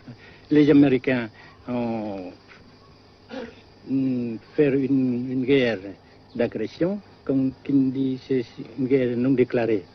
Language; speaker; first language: French; non-native, local second language; Vietnamese